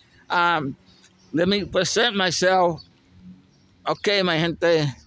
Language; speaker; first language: English; non-native, fluent; Spanish